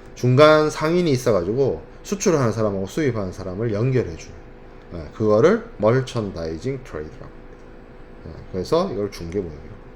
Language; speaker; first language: Korean; native; Korean